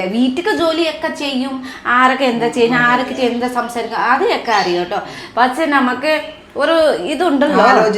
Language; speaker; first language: Malayalam; non-native, fluent; Nepali